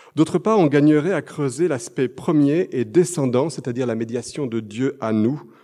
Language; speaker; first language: French; native; French